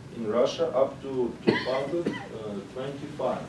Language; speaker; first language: English; non-native, learner; Russian